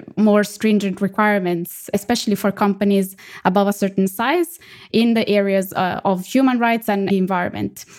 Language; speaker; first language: English; non-native, fluent; Italian